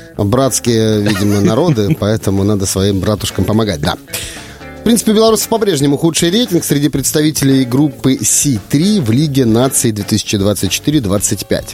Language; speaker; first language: Russian; native; Russian